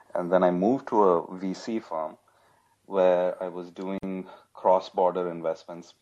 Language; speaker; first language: English; non-native, local second language; Telugu